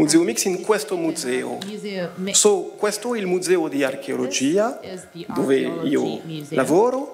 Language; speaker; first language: Italian; non-native, fluent; French